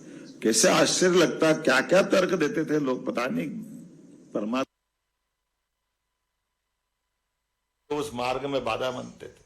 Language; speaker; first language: Hindi; native; Hindi